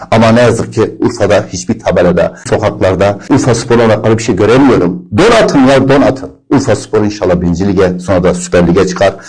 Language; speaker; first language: Turkish; native; Turkish